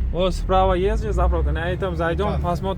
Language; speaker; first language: Russian; non-native, learner; Uzbek